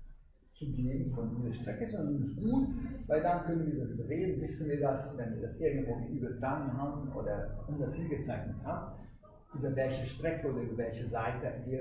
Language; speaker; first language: German; non-native, fluent; Hungarian